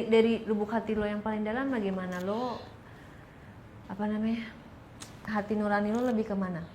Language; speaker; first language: Indonesian; native; Indonesian